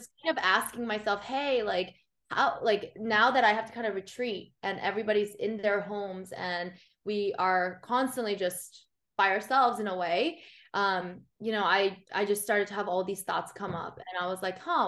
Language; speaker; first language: English; early bilingual, other home language; Korean